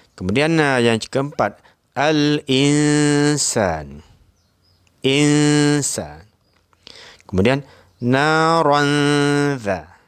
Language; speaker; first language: Malay; native; Malay